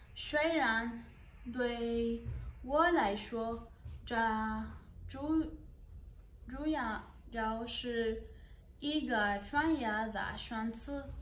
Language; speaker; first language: Chinese; non-native, learner; Spanish